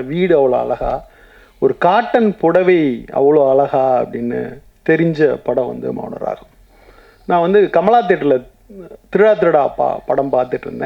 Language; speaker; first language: Tamil; native; Tamil